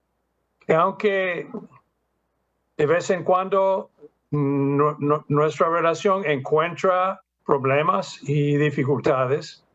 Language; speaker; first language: Spanish; non-native, fluent; English